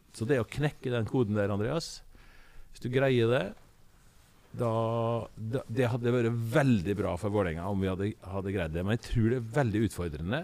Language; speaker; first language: Norwegian; native; Norwegian